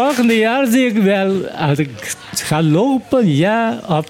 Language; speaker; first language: Dutch; non-native, learner; Papiamento